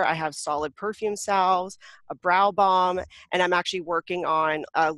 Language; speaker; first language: English; native; English